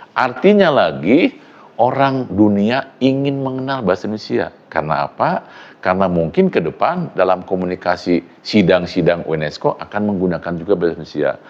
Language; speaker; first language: Indonesian; non-native, local second language; Sundanese